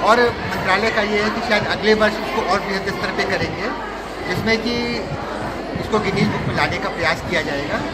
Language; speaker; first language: Hindi; native; Hindi